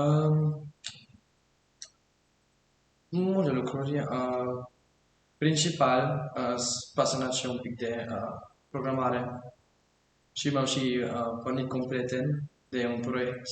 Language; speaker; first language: Romanian; early bilingual, heritage; German